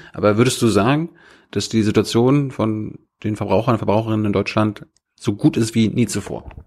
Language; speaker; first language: German; native; German